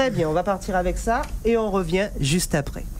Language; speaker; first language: French; native; French